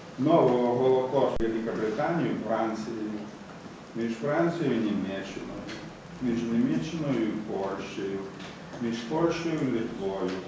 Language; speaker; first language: Ukrainian; non-native, fluent; Lithuanian